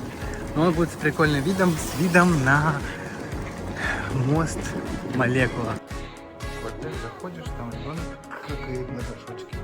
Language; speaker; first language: Russian; native; Russian